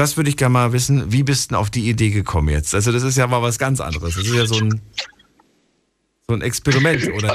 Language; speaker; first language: German; native; German